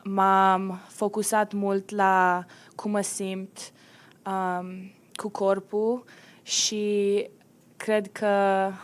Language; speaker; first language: Romanian; early bilingual, heritage; Romanian